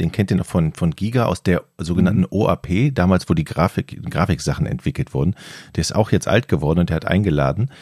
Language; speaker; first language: German; native; German